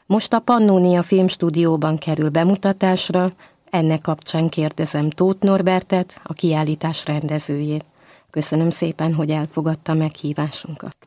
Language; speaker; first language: Hungarian; native; Hungarian